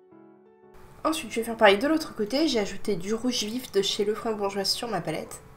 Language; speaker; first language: French; native; French